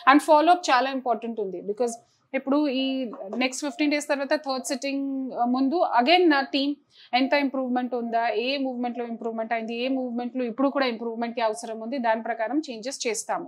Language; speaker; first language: Telugu; non-native, fluent; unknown